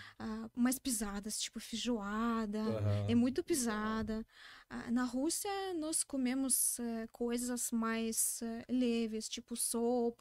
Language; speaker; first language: Portuguese; non-native, learner; Russian